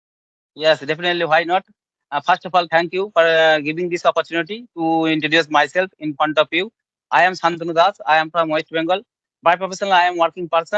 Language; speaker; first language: English; non-native, learner; Bangla